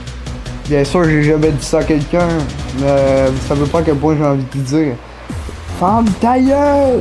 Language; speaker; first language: French; native; French